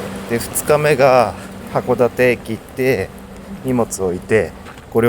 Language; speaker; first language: Japanese; native; Japanese